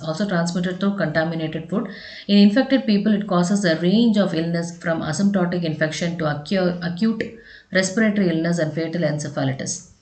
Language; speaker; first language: English; non-native, local second language; Tamil